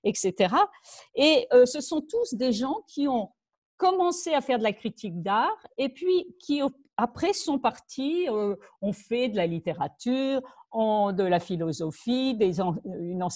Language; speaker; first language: French; native; French